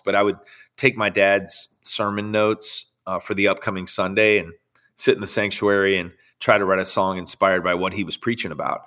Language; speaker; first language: English; native; English